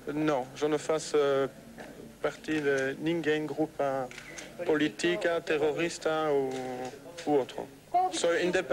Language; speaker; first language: Portuguese; non-native, learner; French